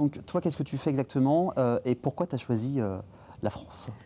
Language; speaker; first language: French; native; French